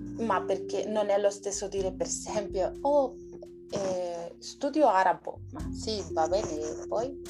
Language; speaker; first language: Italian; non-native, learner; Spanish